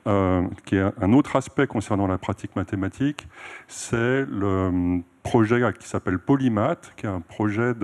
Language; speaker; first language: French; native; French